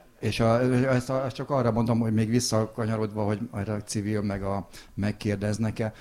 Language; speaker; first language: Hungarian; native; Hungarian